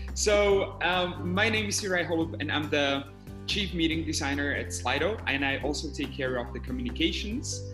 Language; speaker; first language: English; non-native, fluent; Slovak